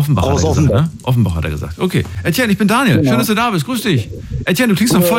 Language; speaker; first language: German; native; German